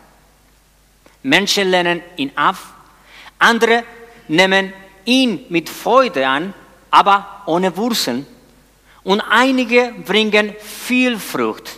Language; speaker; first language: German; non-native, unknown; Spanish